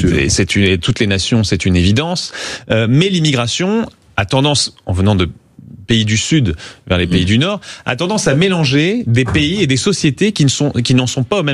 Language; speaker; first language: French; native; French